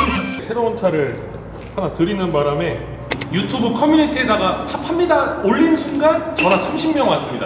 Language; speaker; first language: Korean; native; Korean